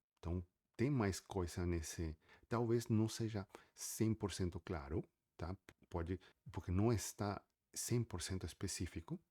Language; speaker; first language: Portuguese; native; Portuguese